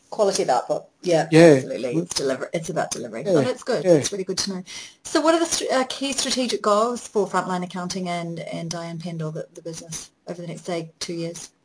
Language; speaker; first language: English; native; English